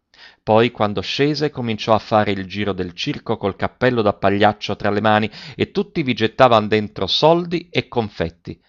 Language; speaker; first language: Italian; native; Italian